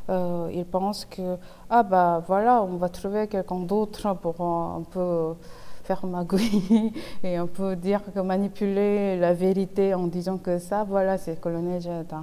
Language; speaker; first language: French; non-native, fluent; Korean